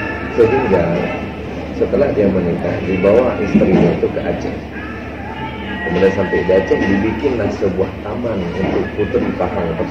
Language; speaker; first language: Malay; non-native, local second language; Achinese